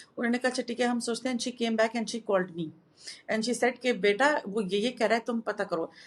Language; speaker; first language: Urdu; native; Urdu